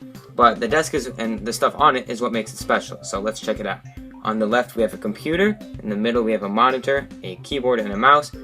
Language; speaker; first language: English; native; English